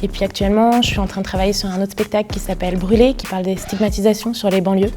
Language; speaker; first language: French; early bilingual, other home language; Arabic